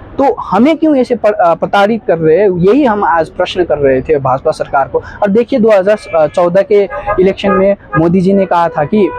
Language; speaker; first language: Hindi; non-native, local second language; Nepali